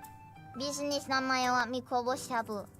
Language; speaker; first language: Japanese; non-native, learner; Indonesian